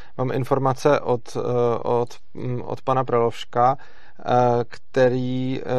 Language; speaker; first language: Czech; native; Czech